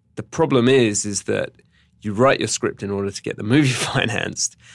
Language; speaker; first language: English; native; English